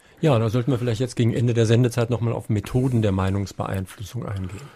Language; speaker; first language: German; native; German